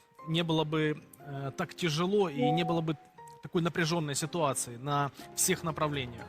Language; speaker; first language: Russian; native; Russian